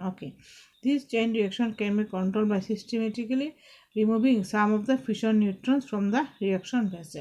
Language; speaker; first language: English; non-native, local second language; Bangla